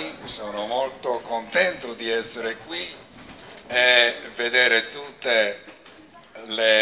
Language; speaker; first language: Italian; non-native, learner; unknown